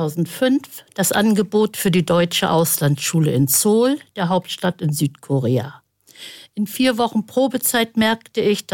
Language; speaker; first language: German; native; German